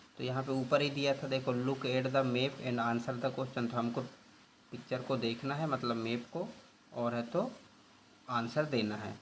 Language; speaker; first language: Hindi; native; Hindi